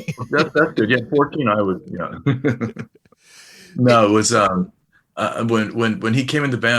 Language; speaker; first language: English; native; English